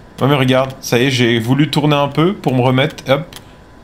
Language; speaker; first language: French; native; French